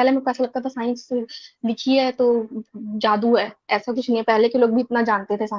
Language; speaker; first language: Hindi; native; Hindi